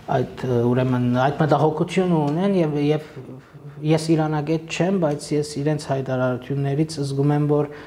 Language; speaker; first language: Armenian; early bilingual, heritage; Armenian